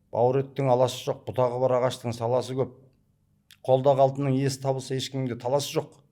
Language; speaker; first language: Kazakh; early bilingual, heritage; Kazakh